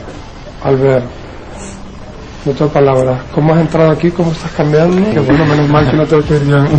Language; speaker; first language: Spanish; native; Spanish